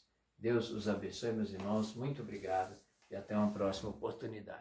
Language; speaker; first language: Portuguese; native; Portuguese